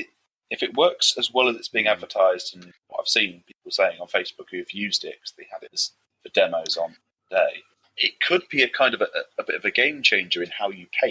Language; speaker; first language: English; native; English